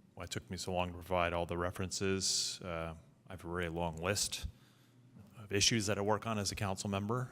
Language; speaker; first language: English; native; English